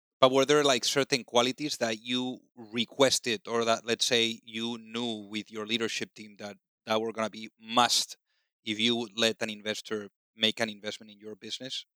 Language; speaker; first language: English; non-native, fluent; Spanish